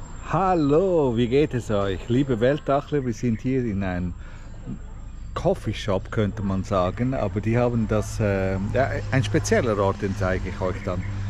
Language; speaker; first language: German; native; German